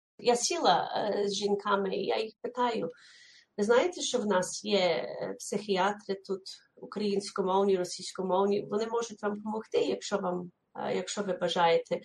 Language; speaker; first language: Ukrainian; early bilingual, heritage; Ukrainian